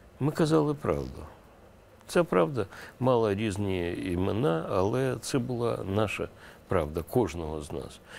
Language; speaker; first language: Ukrainian; non-native, local second language; Russian